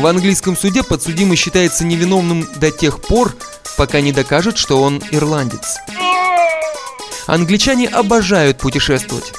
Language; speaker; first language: Russian; native; Russian